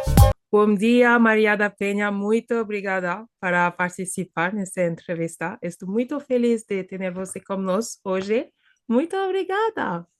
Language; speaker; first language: Portuguese; non-native, fluent; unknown